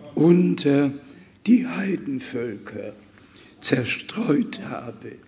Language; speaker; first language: German; native; German